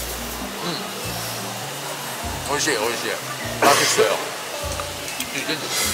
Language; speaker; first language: Japanese; native; Japanese